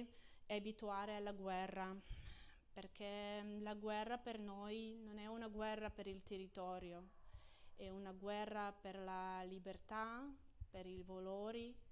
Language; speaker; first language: Italian; non-native, fluent; Ukrainian